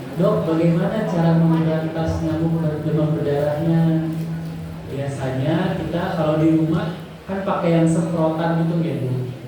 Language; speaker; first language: Indonesian; native; Indonesian